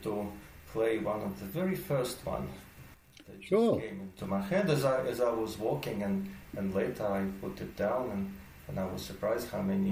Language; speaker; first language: English; non-native, fluent; Russian